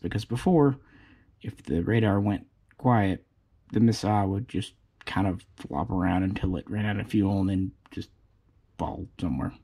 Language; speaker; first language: English; native; English